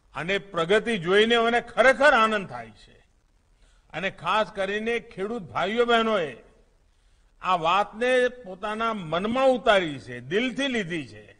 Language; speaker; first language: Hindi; non-native, local second language; Gujarati